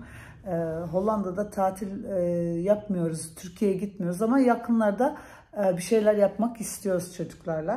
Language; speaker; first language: Turkish; early bilingual, heritage; Turkish